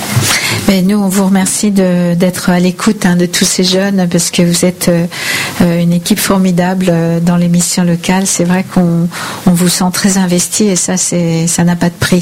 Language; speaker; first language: French; native; French